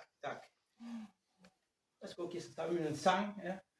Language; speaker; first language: Danish; non-native, fluent; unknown